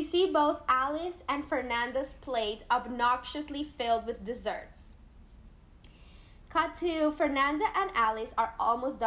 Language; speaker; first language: English; non-native, fluent; Spanish